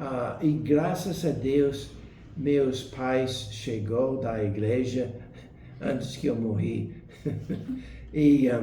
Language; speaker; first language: Portuguese; non-native, fluent; English